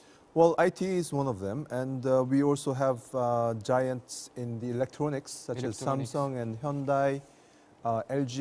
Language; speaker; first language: English; non-native, fluent; Korean